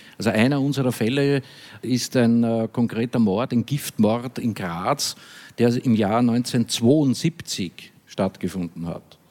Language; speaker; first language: German; native; German